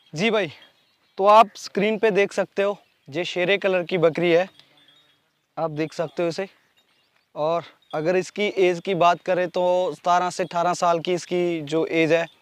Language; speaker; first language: Hindi; non-native, local second language; Punjabi